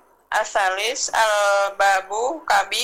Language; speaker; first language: Arabic; non-native, learner; Indonesian